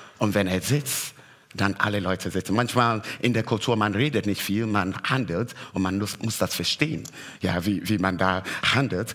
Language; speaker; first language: German; non-native, fluent; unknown